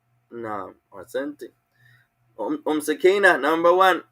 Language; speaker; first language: Arabic; non-native, fluent; English